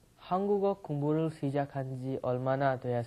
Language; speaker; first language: Korean; non-native, learner; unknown